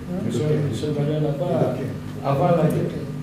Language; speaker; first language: French; non-native, learner; Greek